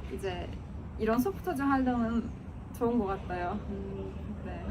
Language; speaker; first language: Korean; non-native, fluent; Turkish